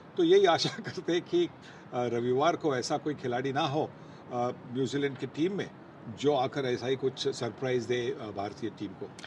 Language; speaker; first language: Hindi; non-native, local second language; Marathi